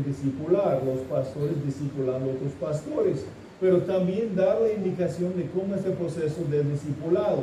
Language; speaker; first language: Spanish; non-native, fluent; English